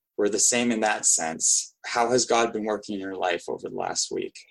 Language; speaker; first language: English; native; English